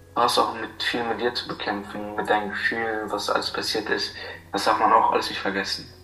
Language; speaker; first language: German; non-native, fluent; Arabic